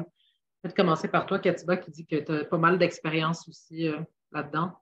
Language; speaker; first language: French; native; French